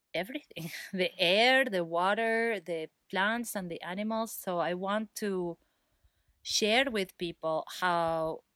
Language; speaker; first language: English; non-native, fluent; Spanish